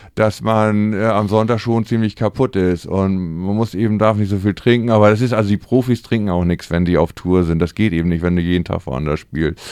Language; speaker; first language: German; native; German